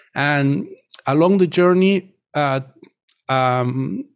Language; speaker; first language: English; non-native, fluent; Spanish